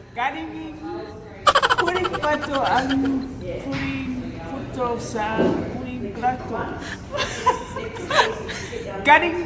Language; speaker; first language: Filipino; non-native, learner; English